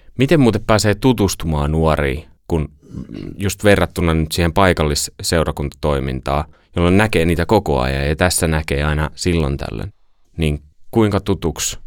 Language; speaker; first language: Finnish; native; Finnish